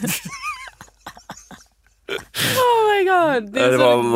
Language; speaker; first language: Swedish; early bilingual, heritage; Swedish